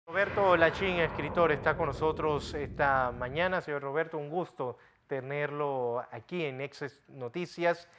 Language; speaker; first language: Spanish; native; Spanish